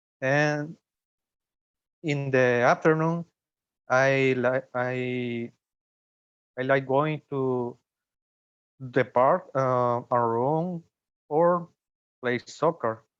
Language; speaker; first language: English; non-native, learner; Spanish